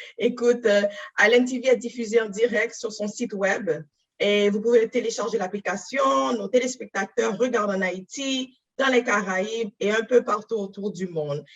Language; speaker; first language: French; non-native, local second language; Haitian Creole